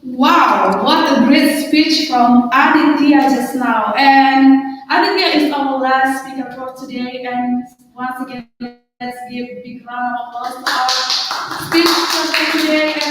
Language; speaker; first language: English; non-native, fluent; Indonesian